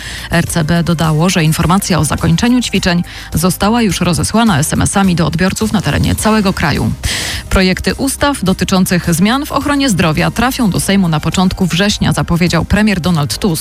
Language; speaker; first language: Polish; native; Polish